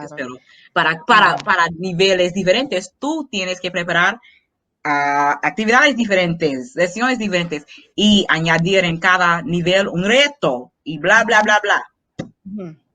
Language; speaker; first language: Spanish; non-native, fluent; English